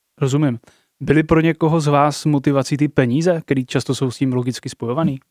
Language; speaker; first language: Czech; native; Czech